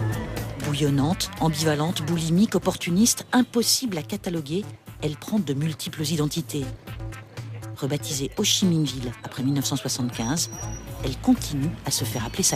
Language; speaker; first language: French; native; French